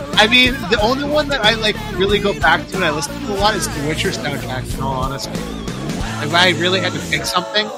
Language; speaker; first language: English; native; English